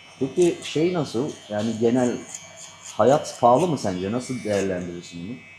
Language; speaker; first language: Turkish; native; Turkish